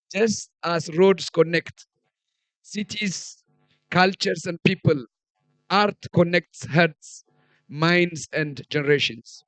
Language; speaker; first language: English; non-native, local second language; Amharic